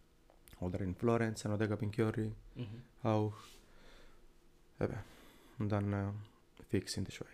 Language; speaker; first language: German; non-native, learner; Italian